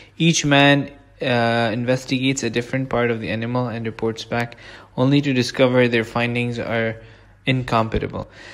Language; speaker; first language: English; non-native, fluent; Arabic